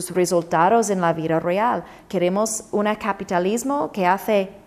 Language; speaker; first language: Spanish; non-native, fluent; English